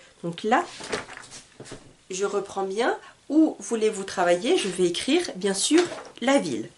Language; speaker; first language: French; native; French